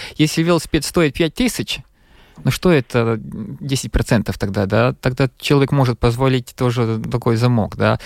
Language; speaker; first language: Russian; non-native, local second language; Latvian